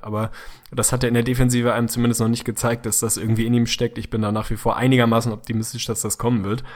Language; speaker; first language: German; native; German